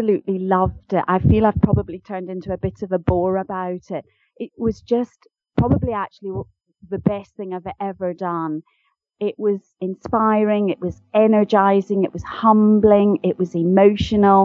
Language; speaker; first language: English; native; English